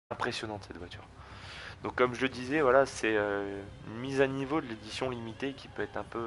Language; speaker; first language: French; native; French